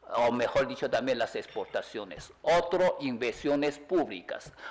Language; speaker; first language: Spanish; non-native, fluent; Chinese